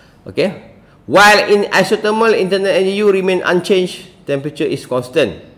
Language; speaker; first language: English; non-native, local second language; Malay